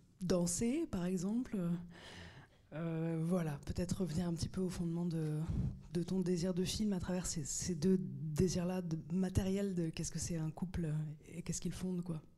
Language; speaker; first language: French; native; French